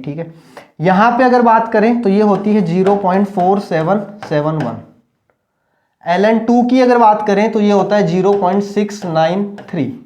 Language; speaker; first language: Hindi; native; Hindi